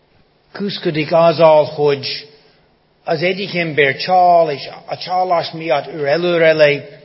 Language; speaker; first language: Hungarian; non-native, fluent; English